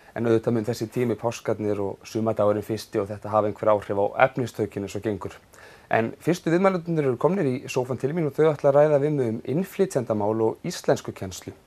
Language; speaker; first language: Icelandic; native; Icelandic